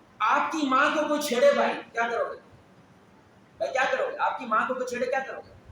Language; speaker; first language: Urdu; non-native, local second language; Punjabi